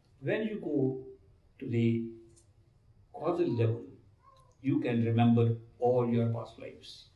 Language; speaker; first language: English; non-native, local second language; Hindi